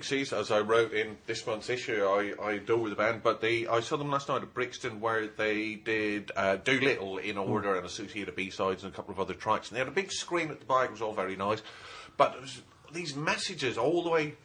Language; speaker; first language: English; native; English